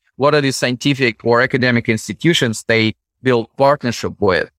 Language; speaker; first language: English; non-native, fluent; Russian